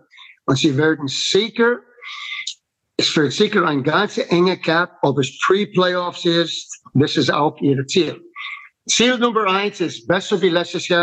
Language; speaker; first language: German; non-native, fluent; English